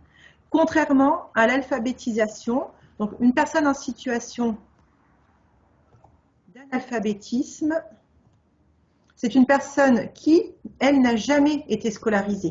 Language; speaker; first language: French; native; French